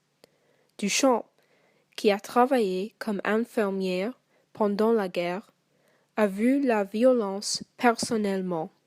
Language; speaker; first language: French; non-native, learner; English